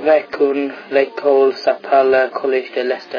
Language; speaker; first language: French; non-native, learner; English